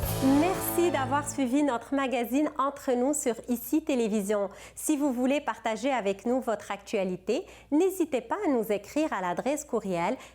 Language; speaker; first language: French; non-native, local second language; Arabic